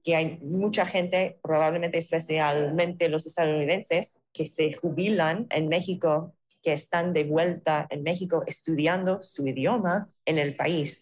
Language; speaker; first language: Spanish; non-native, fluent; English